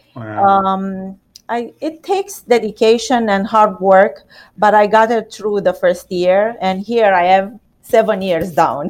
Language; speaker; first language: English; non-native, learner; Romanian